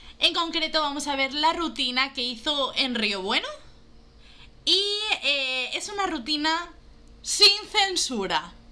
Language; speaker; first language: Spanish; native; Spanish